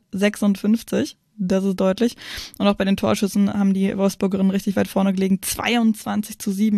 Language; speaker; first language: German; native; German